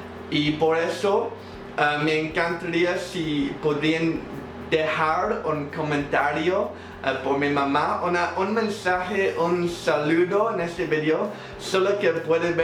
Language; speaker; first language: Spanish; non-native, fluent; English